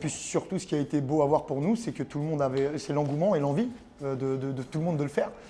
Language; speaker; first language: French; native; French